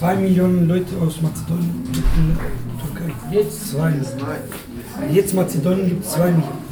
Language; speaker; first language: German; non-native, learner; Macedonian